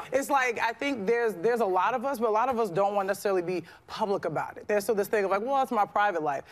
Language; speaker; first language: English; native; English